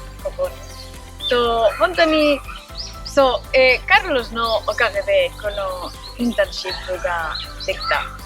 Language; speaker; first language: Japanese; non-native, learner; Spanish